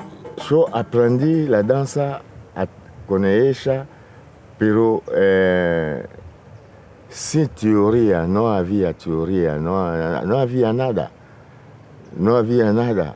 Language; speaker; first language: Spanish; non-native, fluent; Lingala